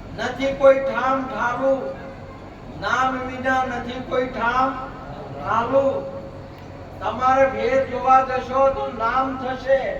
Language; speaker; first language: Gujarati; non-native, local second language; Marwari